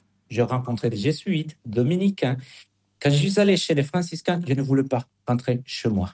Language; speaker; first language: French; non-native, fluent; Spanish